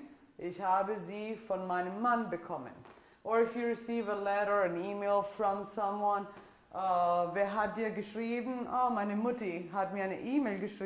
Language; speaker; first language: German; non-native, fluent; Italian